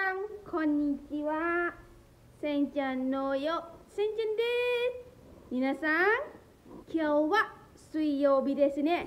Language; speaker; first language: Japanese; non-native, learner; Lao